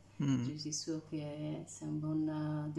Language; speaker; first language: French; non-native, fluent; Italian